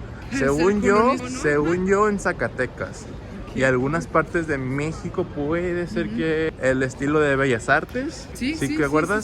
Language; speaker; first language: Spanish; native; Spanish